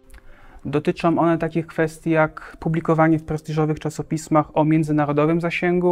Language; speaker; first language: Polish; native; Polish